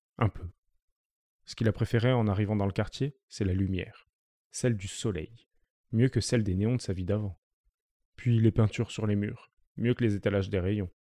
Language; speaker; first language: French; native; French